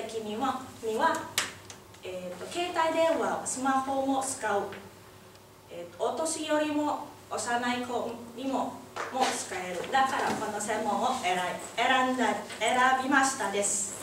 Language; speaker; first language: Japanese; non-native, learner; Indonesian